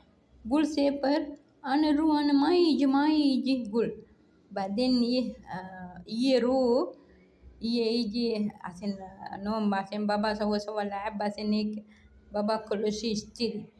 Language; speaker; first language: Arabic; non-native, learner; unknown